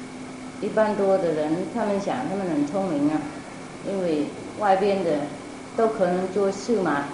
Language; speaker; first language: Chinese; non-native, fluent; Vietnamese